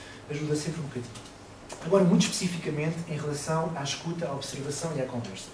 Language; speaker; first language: Portuguese; native; Portuguese